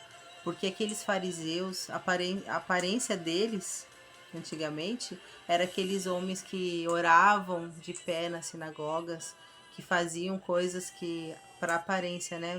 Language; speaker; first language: Portuguese; native; Portuguese